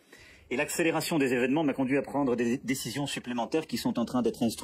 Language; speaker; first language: French; native; French